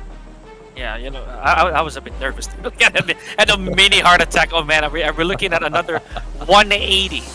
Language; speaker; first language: English; non-native, local second language; Filipino